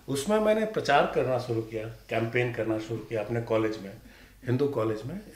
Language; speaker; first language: Hindi; non-native, local second language; Magahi